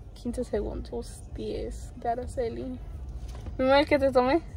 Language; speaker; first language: Spanish; early bilingual, heritage; Spanish